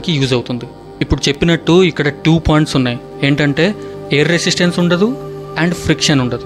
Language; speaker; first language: Telugu; native; Telugu